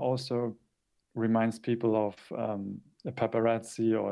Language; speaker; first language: English; non-native, fluent; German